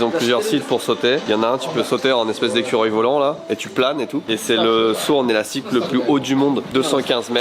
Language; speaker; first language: French; native; French